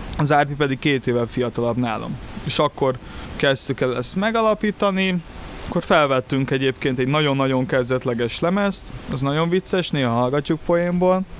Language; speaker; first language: Hungarian; early bilingual, other home language; Portuguese